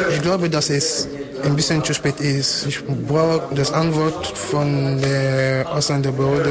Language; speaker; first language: German; non-native, fluent; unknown